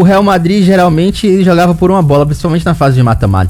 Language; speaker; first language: Portuguese; native; Portuguese